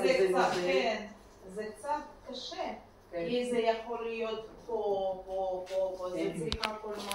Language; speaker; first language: Hebrew; non-native, learner; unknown